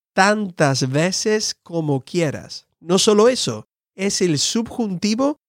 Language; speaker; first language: Spanish; native; Spanish